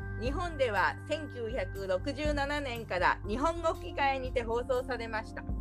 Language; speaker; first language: Japanese; native; Japanese